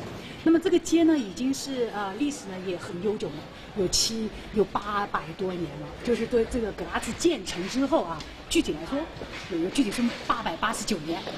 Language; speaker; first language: Chinese; native; Chinese